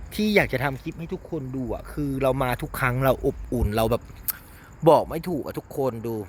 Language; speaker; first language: Thai; native; Thai